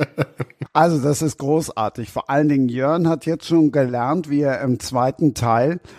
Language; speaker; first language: German; native; German